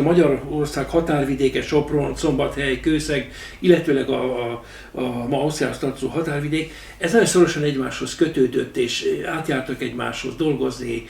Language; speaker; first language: Hungarian; native; Hungarian